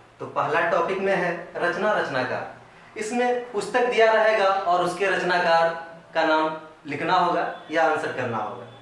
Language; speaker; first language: Hindi; native; Hindi